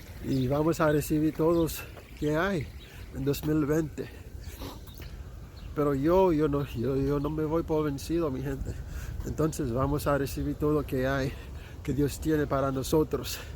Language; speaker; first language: Spanish; non-native, fluent; Haitian Creole